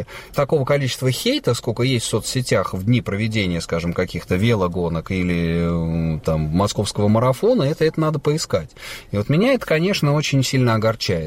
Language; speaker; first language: Russian; native; Russian